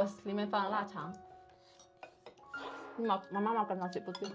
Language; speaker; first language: Chinese; non-native, fluent; Indonesian